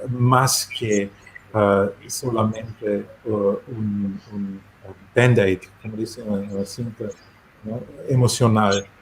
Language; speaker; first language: Spanish; non-native, learner; German